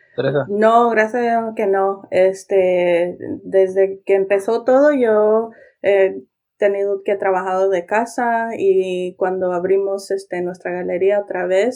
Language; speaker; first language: Spanish; early bilingual, heritage; Spanish